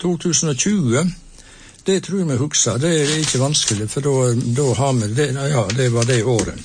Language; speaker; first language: Norwegian; native; Norwegian